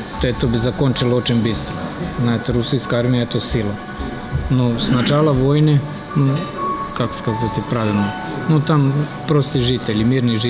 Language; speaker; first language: Russian; non-native, learner; Serbian